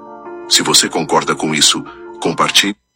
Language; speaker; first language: Portuguese; native; Portuguese